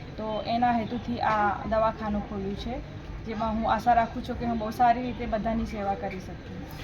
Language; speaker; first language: Gujarati; native; Gujarati